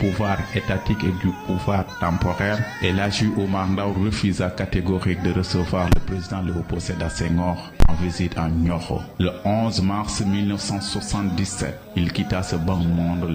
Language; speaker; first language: French; non-native, local second language; Wolof